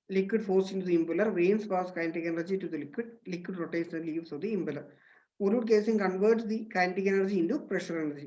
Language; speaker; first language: English; non-native, local second language; Malayalam